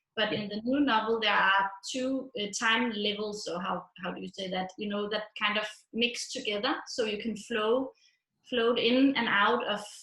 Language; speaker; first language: English; non-native, fluent; Danish